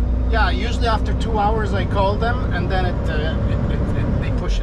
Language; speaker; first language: English; non-native, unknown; Polish